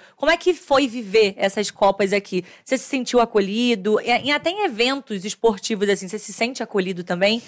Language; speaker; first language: Portuguese; native; Portuguese